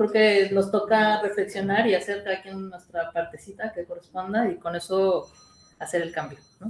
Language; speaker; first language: Spanish; native; Spanish